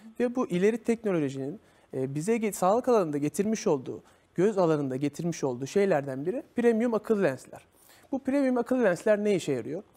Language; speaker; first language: Turkish; native; Turkish